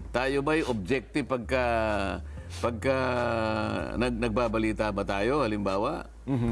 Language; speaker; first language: Filipino; native; Filipino